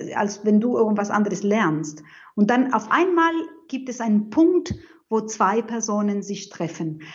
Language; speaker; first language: German; non-native, fluent; Spanish